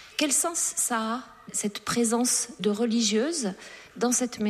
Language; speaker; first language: French; native; French